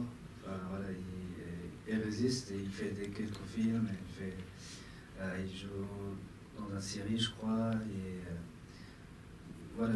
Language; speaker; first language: French; non-native, fluent; Persian